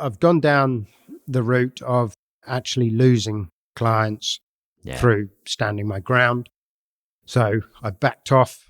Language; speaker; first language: English; native; English